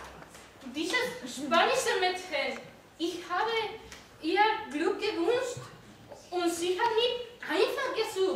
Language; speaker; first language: German; non-native, learner; Spanish